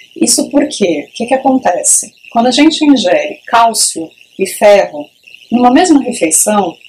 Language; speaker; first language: Portuguese; native; Portuguese